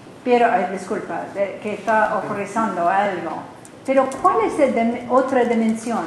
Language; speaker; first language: Spanish; non-native, learner; English